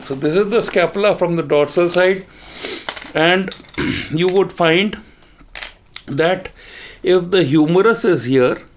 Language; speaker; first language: English; non-native, local second language; Hindi